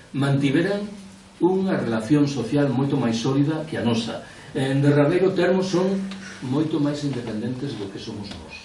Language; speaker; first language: Galician; non-native, local second language; Spanish